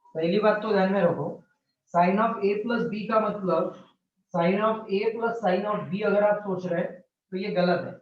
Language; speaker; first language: Hindi; non-native, local second language; Marathi